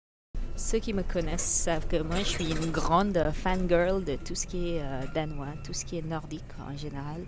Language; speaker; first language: French; non-native, fluent; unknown